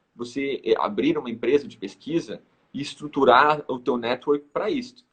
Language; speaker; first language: Portuguese; native; Portuguese